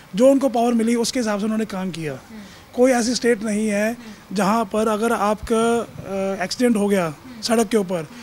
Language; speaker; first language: Hindi; native; Hindi